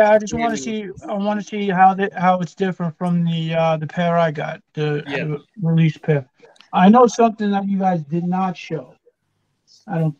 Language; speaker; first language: English; native; English